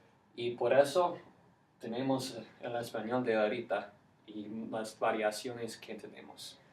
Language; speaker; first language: Spanish; non-native, fluent; English